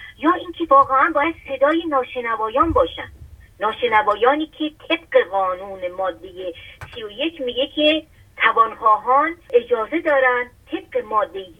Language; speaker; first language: Persian; native; Persian